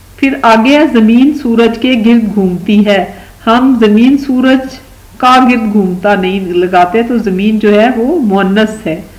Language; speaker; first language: Urdu; non-native, local second language; Punjabi